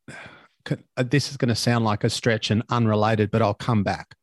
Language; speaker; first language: English; native; English